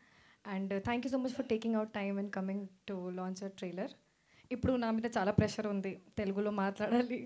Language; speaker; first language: Telugu; non-native, fluent; Hindi